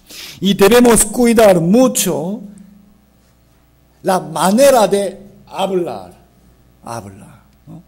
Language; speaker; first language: Spanish; non-native, fluent; Korean